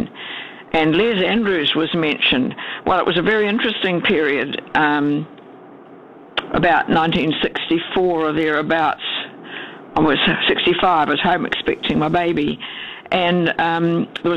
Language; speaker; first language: English; native; English